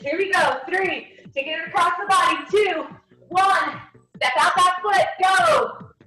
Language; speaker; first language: English; native; English